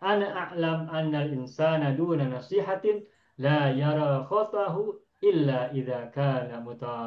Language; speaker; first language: Arabic; non-native, fluent; Indonesian